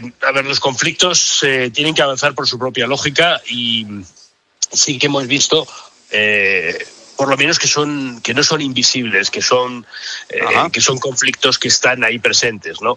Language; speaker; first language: Spanish; native; Spanish